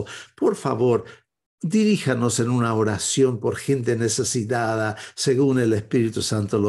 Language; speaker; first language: Spanish; non-native, fluent; English